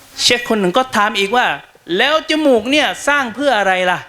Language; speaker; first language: Thai; native; Thai